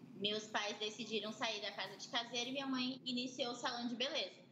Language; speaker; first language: Portuguese; native; Portuguese